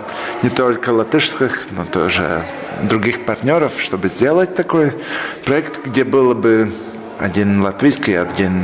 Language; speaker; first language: Russian; non-native, local second language; Latvian